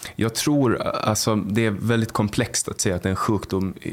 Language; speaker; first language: Swedish; native; Swedish